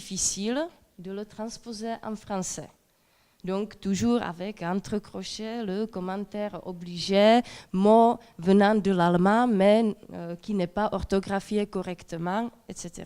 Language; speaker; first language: French; non-native, fluent; Czech